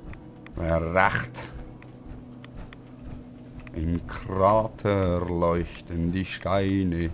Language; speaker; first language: German; native; German